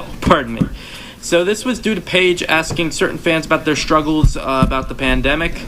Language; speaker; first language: English; native; English